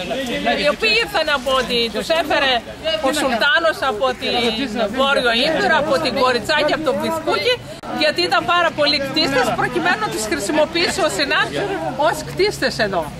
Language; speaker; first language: Greek; native; Greek